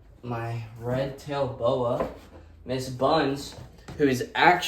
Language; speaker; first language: English; native; English